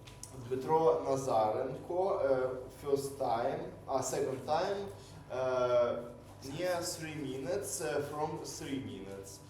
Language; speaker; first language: English; non-native, learner; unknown